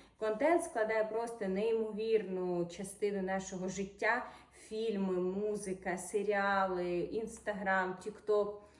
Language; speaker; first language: Ukrainian; non-native, local second language; Russian